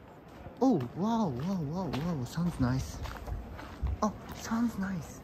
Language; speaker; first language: English; non-native, learner; Japanese